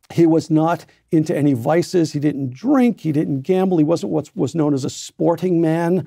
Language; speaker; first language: English; native; English